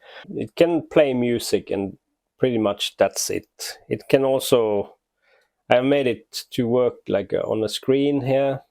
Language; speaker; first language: English; non-native, fluent; Norwegian